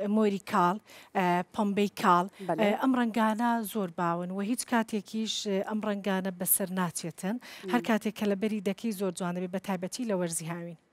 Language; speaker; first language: Central Kurdish; non-native, local second language; Kurdish